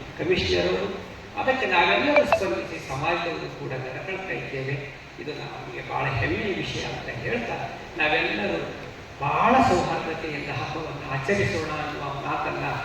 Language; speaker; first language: Kannada; native; Kannada